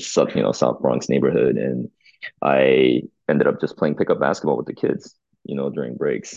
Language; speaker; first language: English; early bilingual, other home language; Korean